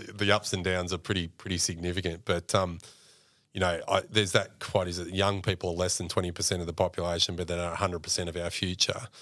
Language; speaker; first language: English; native; English